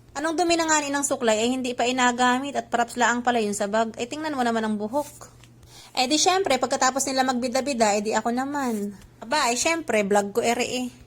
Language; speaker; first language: Filipino; native; Filipino